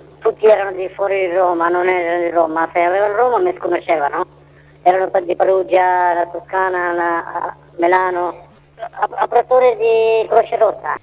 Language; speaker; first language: Italian; non-native, learner; Bangla